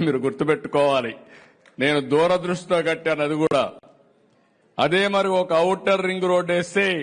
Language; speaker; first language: Telugu; native; Telugu